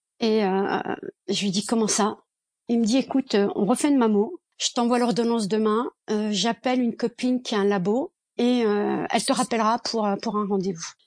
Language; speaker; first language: French; early bilingual, other home language; Kabyle